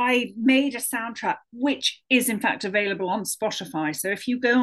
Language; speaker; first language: English; native; English